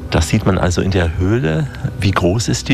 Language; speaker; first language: German; native; German